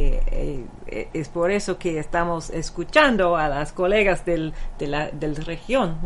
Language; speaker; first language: Spanish; non-native, fluent; English